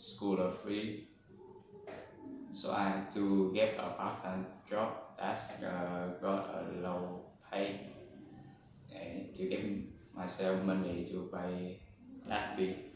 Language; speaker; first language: English; non-native, learner; Vietnamese